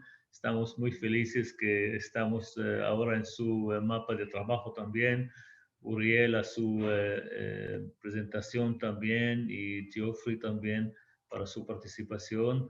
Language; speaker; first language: Spanish; non-native, fluent; Hebrew